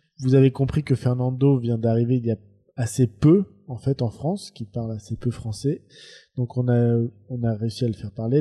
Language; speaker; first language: French; native; French